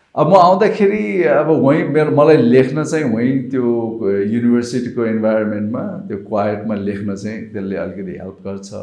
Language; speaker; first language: Nepali; native; Nepali